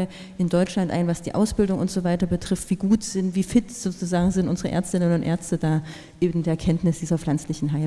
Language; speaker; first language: German; native; German